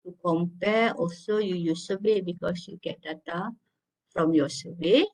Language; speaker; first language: English; non-native, local second language; Malay